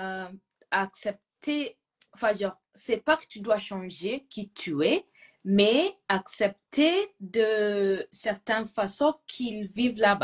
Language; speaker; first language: French; non-native, fluent; Gusii